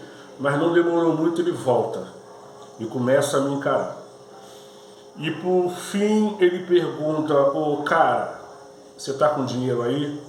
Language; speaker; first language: Portuguese; native; Portuguese